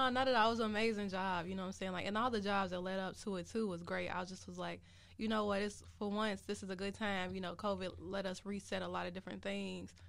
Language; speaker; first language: English; native; English